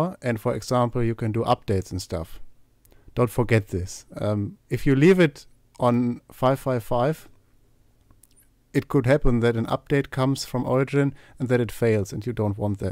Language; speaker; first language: English; non-native, fluent; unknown